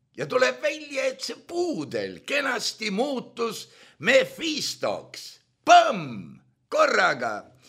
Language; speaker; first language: Estonian; native; Estonian